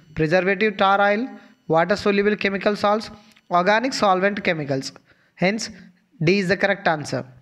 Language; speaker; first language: English; non-native, local second language; Telugu